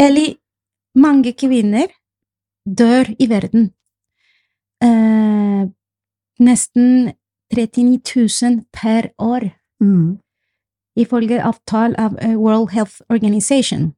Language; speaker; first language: Norwegian; non-native, fluent; Spanish